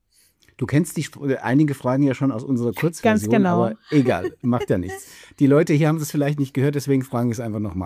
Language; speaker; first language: German; native; German